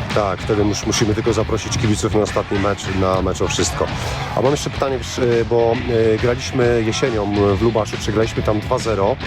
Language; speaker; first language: Polish; native; Polish